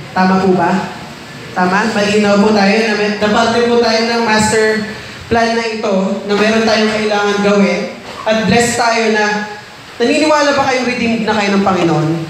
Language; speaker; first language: Filipino; non-native, local second language; Iloko